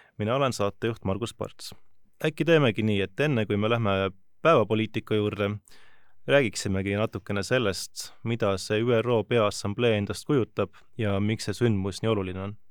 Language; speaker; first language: Estonian; native; Estonian